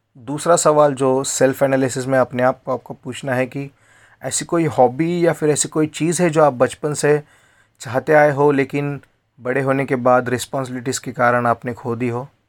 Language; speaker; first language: Hindi; non-native, local second language; Marathi